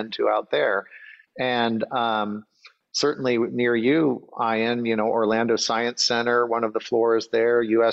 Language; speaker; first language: English; native; English